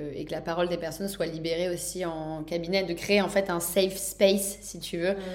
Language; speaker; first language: French; native; French